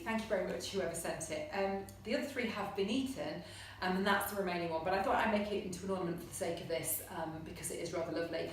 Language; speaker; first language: English; native; English